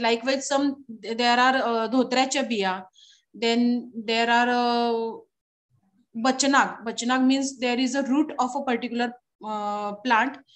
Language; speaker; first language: English; non-native, local second language; Marathi